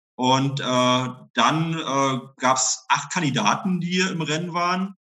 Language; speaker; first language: German; native; German